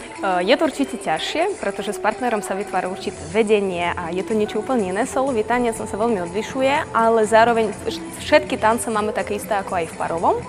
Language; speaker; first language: Slovak; non-native, fluent; Russian